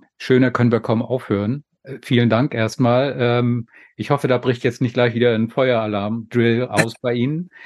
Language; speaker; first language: German; native; German